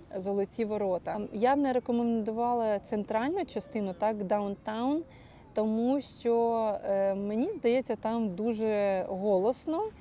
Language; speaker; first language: Ukrainian; non-native, local second language; Russian